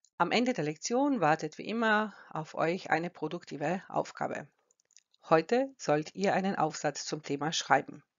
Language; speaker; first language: German; non-native, fluent; Croatian